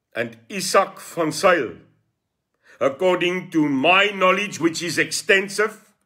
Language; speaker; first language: English; non-native, local second language; Afrikaans